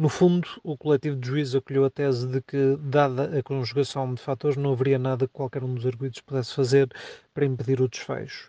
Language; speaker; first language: Portuguese; native; Portuguese